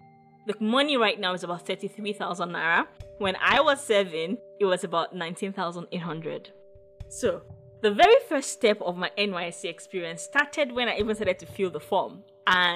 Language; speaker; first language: English; non-native, local second language; Yoruba